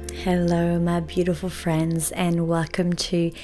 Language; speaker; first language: English; early bilingual, other home language; French